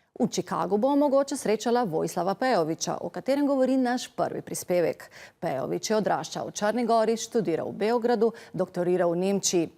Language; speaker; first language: Slovenian; native; Slovenian